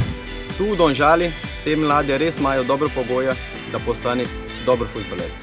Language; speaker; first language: Slovenian; non-native, fluent; Portuguese